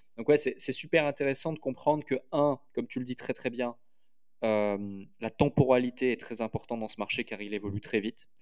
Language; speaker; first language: French; native; French